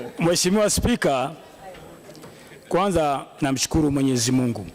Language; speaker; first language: Swahili; native; Swahili